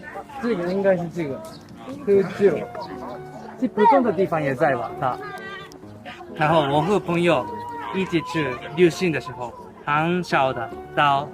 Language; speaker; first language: Chinese; non-native, learner; Japanese